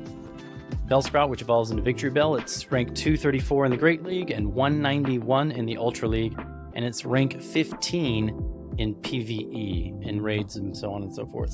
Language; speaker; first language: English; native; English